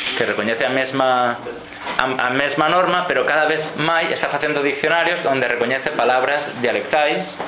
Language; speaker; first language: Galician; non-native, fluent; Catalan